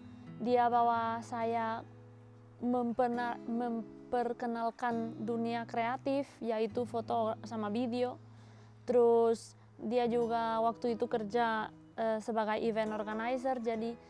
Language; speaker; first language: Indonesian; non-native, fluent; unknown